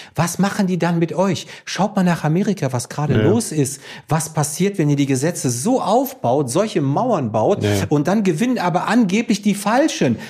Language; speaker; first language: German; early bilingual, other home language; Greek